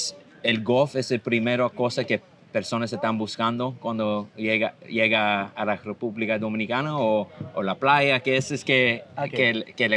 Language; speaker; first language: Spanish; non-native, learner; English